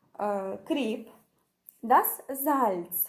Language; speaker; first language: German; non-native, fluent; Ukrainian